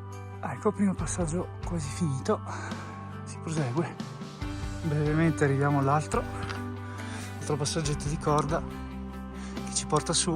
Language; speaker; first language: Italian; native; Italian